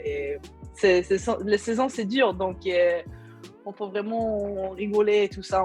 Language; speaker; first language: French; non-native, learner; Swedish